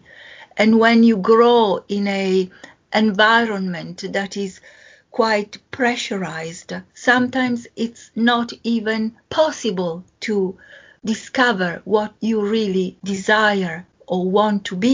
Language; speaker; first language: English; non-native, fluent; Italian